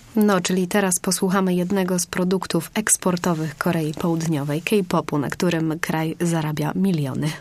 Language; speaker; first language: Polish; native; Polish